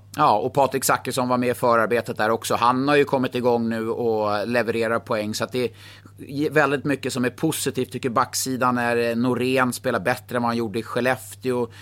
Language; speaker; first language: Swedish; native; Swedish